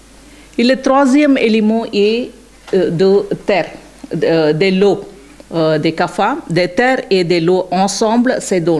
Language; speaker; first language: French; non-native, learner; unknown